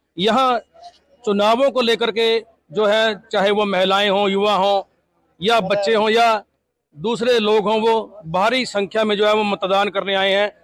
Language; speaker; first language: Hindi; native; Hindi